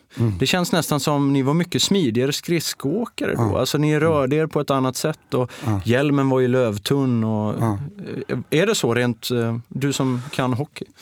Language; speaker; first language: Swedish; native; Swedish